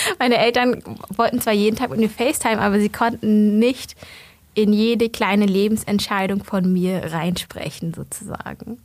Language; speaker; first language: German; early bilingual, other home language; Vietnamese